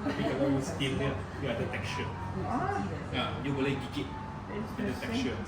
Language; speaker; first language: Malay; non-native, local second language; Chinese